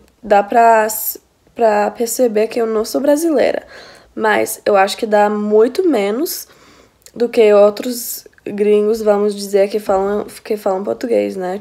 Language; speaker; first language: Portuguese; non-native, fluent; English